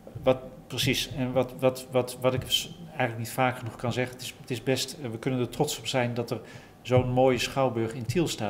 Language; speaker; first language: Dutch; native; Dutch